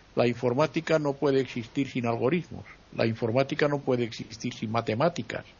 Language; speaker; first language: Spanish; native; Spanish